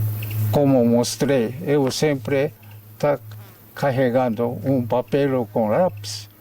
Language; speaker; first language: Portuguese; non-native, fluent; Japanese